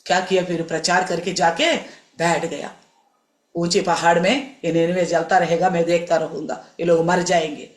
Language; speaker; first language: Hindi; non-native, local second language; Telugu